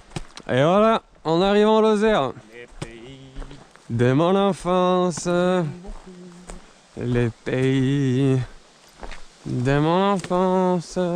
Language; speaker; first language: French; native; French